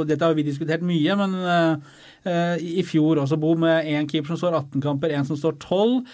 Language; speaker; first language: Norwegian; native; Norwegian